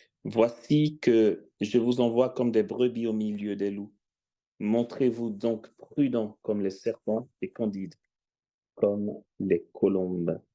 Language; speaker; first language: French; native; French